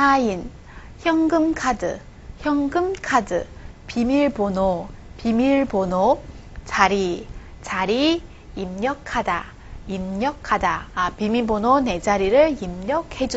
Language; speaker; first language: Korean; non-native, fluent; Chinese